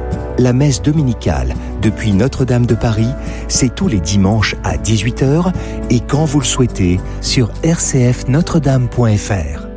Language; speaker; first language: French; native; French